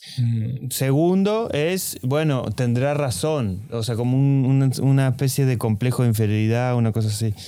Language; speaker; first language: Spanish; native; Spanish